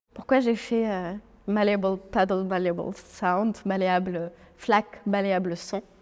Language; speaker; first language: French; non-native, local second language; Arabic